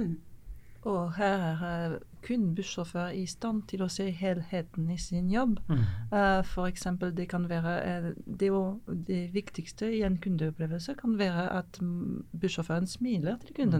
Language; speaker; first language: Norwegian; non-native, fluent; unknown